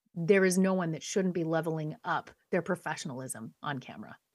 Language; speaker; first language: English; native; English